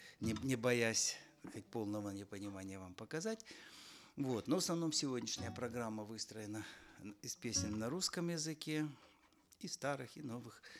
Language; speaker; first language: Russian; non-native, local second language; Ukrainian